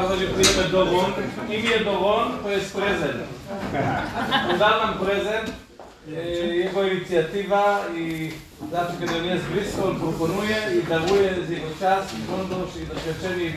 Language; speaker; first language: Polish; non-native, fluent; Hebrew